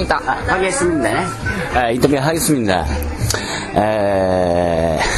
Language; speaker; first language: Korean; non-native, learner; Japanese